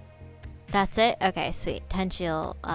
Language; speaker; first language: English; native; English